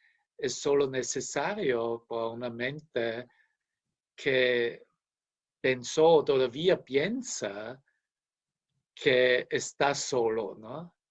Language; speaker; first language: Spanish; non-native, fluent; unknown